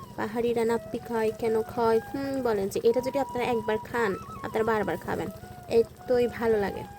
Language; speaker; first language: Bangla; non-native, local second language; Chakma